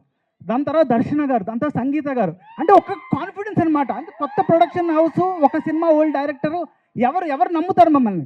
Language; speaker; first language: Telugu; native; Telugu